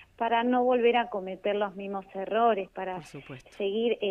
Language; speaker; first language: Spanish; native; Spanish